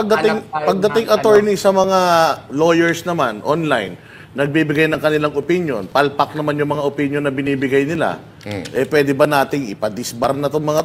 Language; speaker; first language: Filipino; native; Filipino